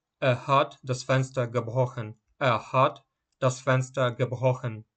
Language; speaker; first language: German; non-native, fluent; Ukrainian